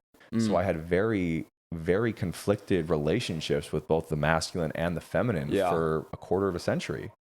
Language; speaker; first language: English; native; English